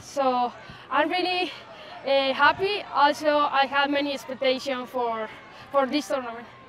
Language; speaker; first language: English; non-native, learner; Spanish